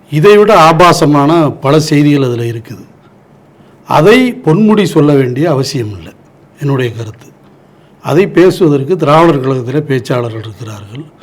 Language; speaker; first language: Tamil; native; Tamil